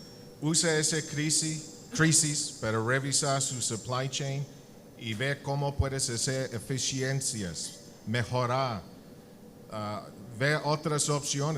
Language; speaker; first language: Spanish; non-native, learner; English